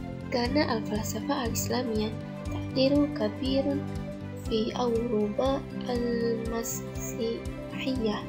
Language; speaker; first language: Arabic; non-native, learner; Indonesian